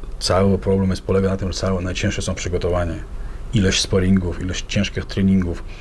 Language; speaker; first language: Polish; non-native, fluent; Chechen